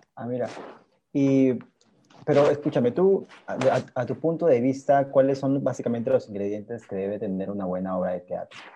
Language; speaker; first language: Spanish; native; Spanish